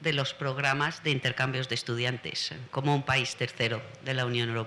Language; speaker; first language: Spanish; native; Spanish